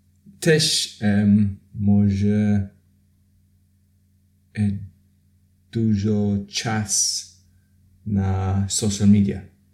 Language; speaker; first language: Polish; non-native, learner; English